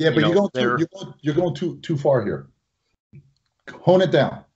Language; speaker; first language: English; native; English